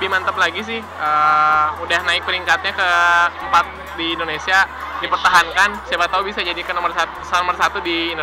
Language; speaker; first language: Indonesian; native; Indonesian